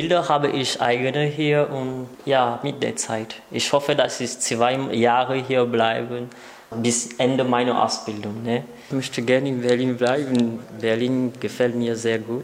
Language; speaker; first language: German; non-native, learner; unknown